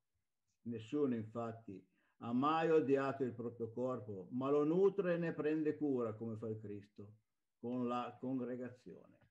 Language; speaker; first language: Italian; native; Italian